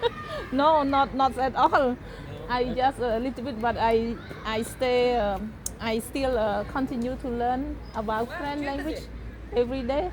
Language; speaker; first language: English; non-native, learner; Khmer